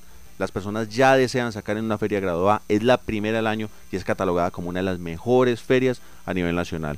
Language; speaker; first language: Spanish; native; Spanish